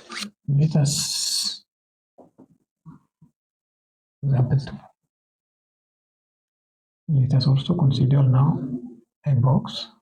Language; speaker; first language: English; non-native, local second language; Oromo